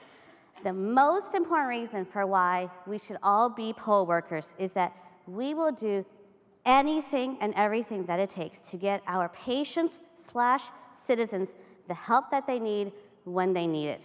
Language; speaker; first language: English; native; English